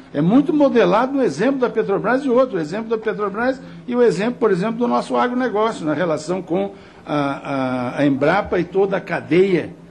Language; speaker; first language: Portuguese; native; Portuguese